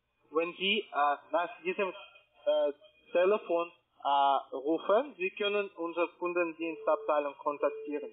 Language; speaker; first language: German; non-native, learner; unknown